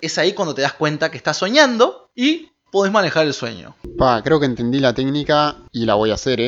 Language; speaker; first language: Spanish; native; Spanish